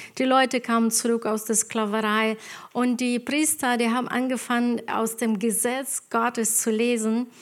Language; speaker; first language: German; non-native, fluent; Ukrainian